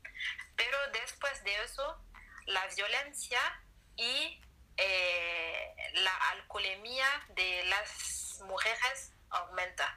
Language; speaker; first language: Spanish; non-native, learner; French